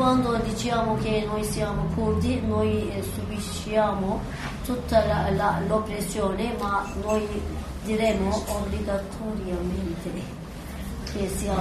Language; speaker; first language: Italian; non-native, learner; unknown